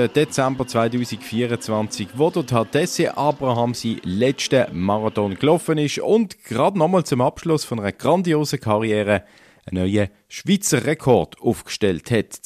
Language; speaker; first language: German; native; German